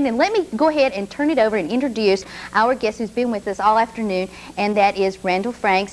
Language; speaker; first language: English; native; English